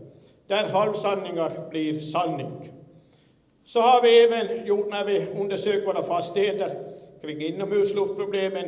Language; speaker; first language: Swedish; native; Swedish